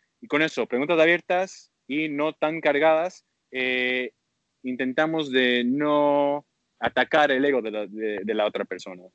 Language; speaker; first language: Spanish; early bilingual, heritage; Spanish